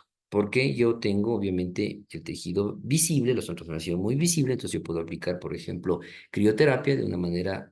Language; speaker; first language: Spanish; native; Spanish